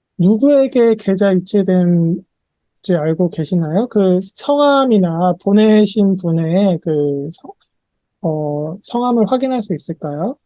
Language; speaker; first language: Korean; native; Korean